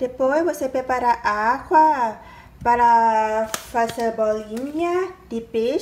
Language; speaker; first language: Portuguese; non-native, learner; Thai